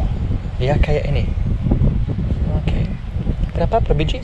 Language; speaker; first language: Indonesian; non-native, fluent; English